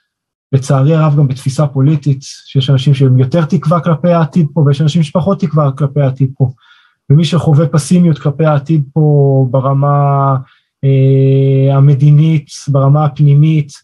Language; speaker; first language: Hebrew; native; Hebrew